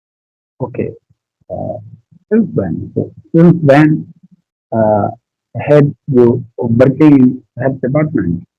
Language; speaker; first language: English; non-native, learner; Hindi